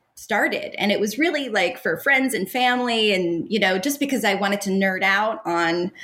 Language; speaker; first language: English; native; English